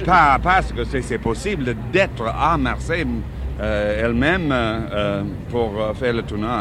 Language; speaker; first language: French; non-native, learner; English